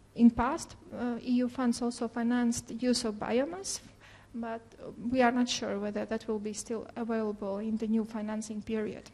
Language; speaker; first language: English; non-native, fluent; Latvian